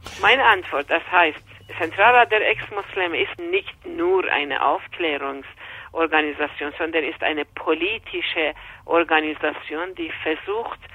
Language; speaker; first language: German; non-native, fluent; Persian